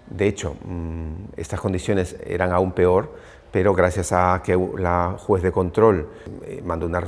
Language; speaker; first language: Spanish; native; Spanish